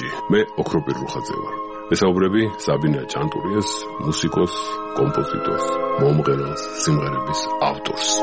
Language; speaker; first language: Georgian; native; Georgian